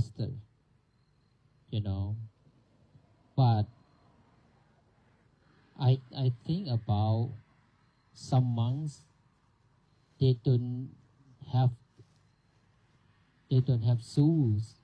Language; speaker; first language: English; non-native, learner; Thai